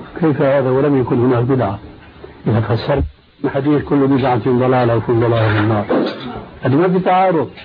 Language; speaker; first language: Arabic; early bilingual, other home language; Albanian